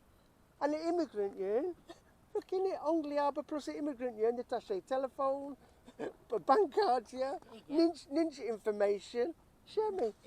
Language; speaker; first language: Hungarian; early bilingual, heritage; English